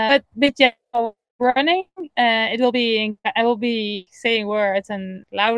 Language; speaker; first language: English; non-native, fluent; Dutch